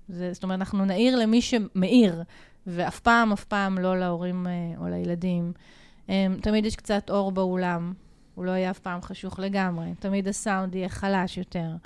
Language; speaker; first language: Hebrew; native; Hebrew